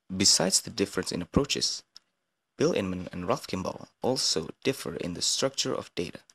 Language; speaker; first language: English; non-native, fluent; Indonesian